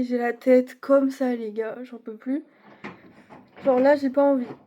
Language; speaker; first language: French; native; French